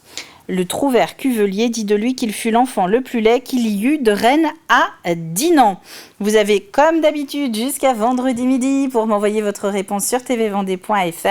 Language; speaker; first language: French; native; French